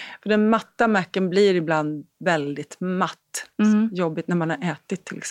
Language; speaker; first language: Swedish; native; Swedish